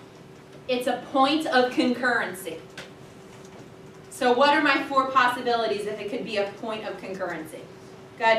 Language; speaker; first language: English; native; English